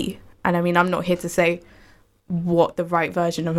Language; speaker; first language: English; native; English